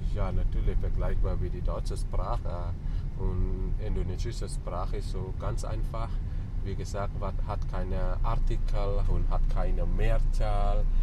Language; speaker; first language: German; non-native, fluent; Indonesian